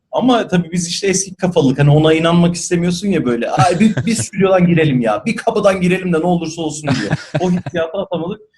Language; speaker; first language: Turkish; native; Turkish